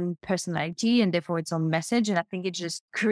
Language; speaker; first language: English; non-native, fluent; French